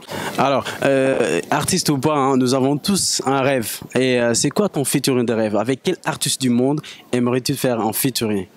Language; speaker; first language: French; non-native, local second language; Wolof